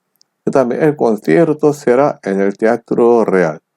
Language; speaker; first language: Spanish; non-native, fluent; Korean